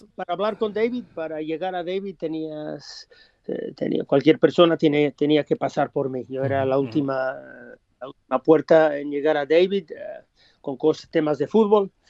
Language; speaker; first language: Spanish; non-native, fluent; English